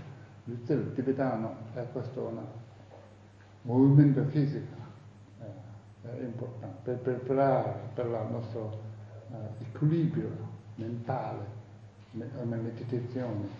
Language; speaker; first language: Italian; non-native, fluent; Tibetan